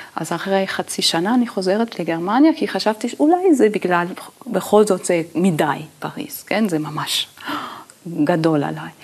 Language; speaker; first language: Hebrew; non-native, fluent; Italian